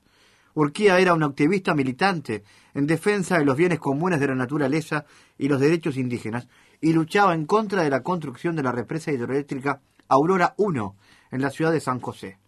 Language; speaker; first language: Spanish; native; Spanish